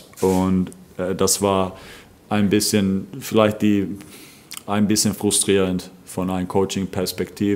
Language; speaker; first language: German; non-native, fluent; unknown